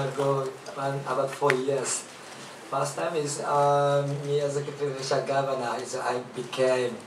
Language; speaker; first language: English; non-native, learner; Japanese